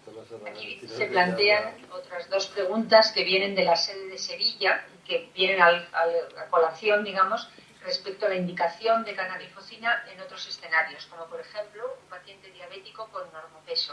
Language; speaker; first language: Spanish; native; Spanish